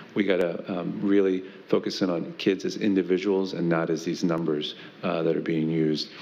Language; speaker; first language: English; early bilingual, other home language; Spanish